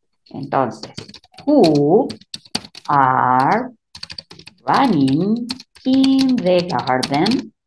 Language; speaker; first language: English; non-native, fluent; Spanish